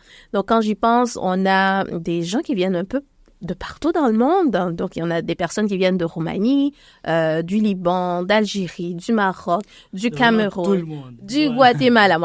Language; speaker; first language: French; native; French